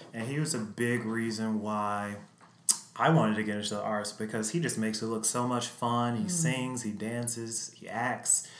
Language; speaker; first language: English; native; English